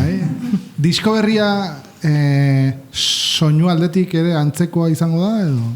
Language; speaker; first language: Basque; native; Basque